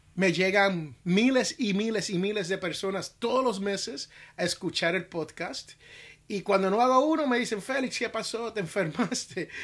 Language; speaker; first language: Spanish; native; Spanish